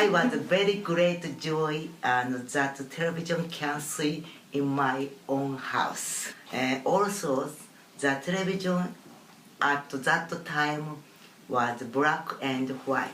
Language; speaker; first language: English; non-native, learner; Japanese